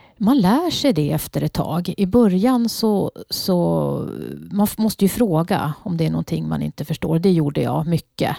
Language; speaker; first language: Swedish; non-native, fluent; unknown